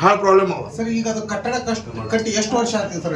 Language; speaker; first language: Kannada; native; Kannada